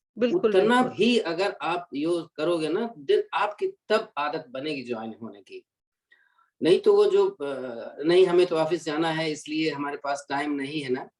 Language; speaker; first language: Hindi; native; Hindi